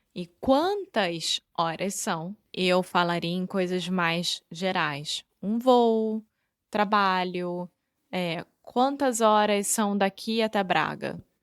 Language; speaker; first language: Portuguese; native; Portuguese